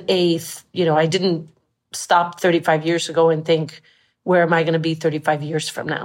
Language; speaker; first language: English; non-native, fluent; Spanish